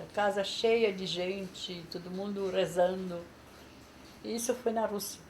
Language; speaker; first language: Portuguese; non-native, fluent; Polish